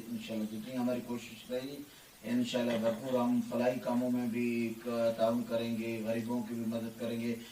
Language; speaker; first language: Urdu; non-native, local second language; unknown